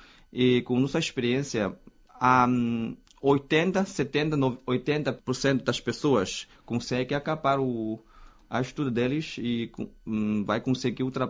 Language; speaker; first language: Portuguese; non-native, fluent; Chinese